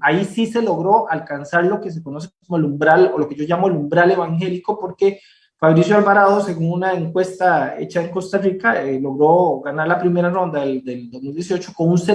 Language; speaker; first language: Spanish; native; Spanish